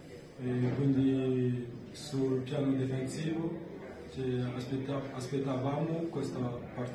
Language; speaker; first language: Italian; non-native, learner; French